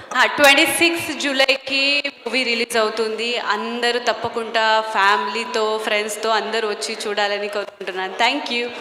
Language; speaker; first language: Telugu; non-native, fluent; Marathi